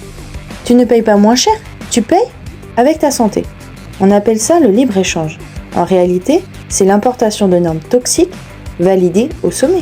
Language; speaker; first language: French; native; French